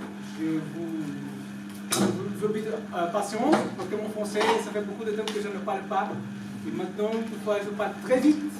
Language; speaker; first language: French; non-native, learner; Portuguese